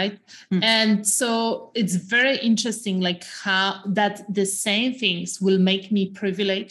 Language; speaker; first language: English; non-native, fluent; Polish